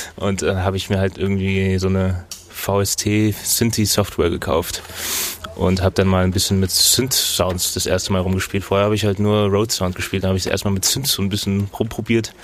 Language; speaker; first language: German; non-native, fluent; French